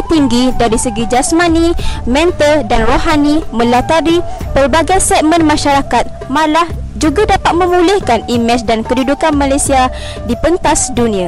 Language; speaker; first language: Malay; native; Malay